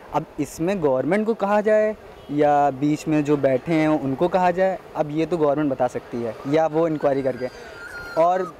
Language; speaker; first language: Hindi; native; Hindi